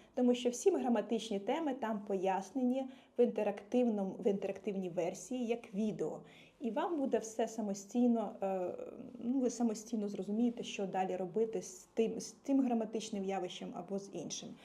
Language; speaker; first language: Ukrainian; native; Ukrainian